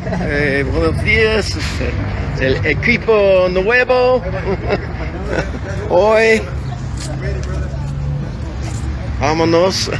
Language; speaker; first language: Spanish; non-native, learner; English